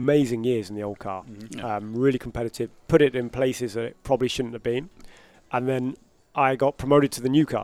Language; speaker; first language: English; native; English